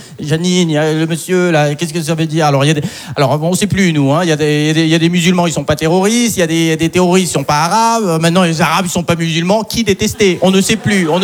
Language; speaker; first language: French; early bilingual, other home language; Arabic